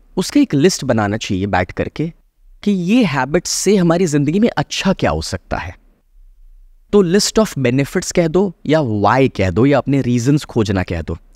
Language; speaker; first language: Hindi; native; Hindi